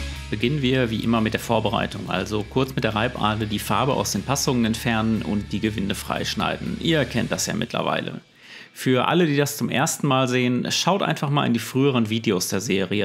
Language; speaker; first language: German; native; German